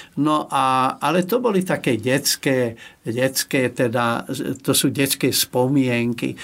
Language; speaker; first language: Slovak; non-native, local second language; Hungarian